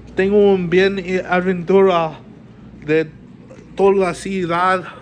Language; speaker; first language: Spanish; non-native, learner; English